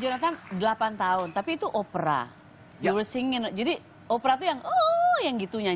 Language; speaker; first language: Indonesian; native; Indonesian